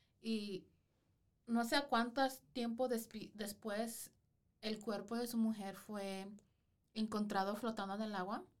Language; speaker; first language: Spanish; early bilingual, heritage; Spanish